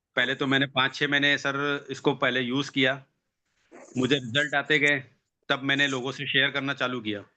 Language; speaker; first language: Hindi; native; Hindi